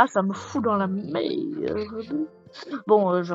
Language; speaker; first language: French; native; French